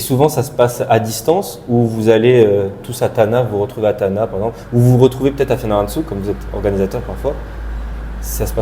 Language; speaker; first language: French; non-native, local second language; Malagasy